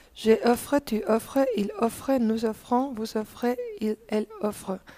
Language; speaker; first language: French; non-native, fluent; Spanish